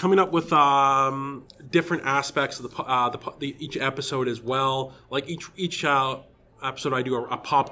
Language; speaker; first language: English; native; English